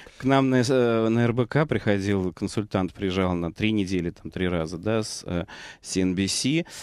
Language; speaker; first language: Russian; native; Russian